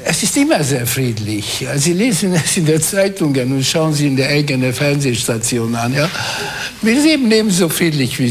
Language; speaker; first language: German; non-native, fluent; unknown